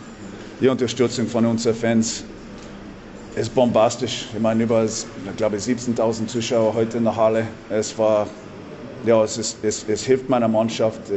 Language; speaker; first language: German; non-native, fluent; English